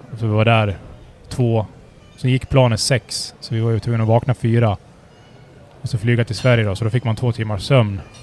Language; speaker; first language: Swedish; native; Swedish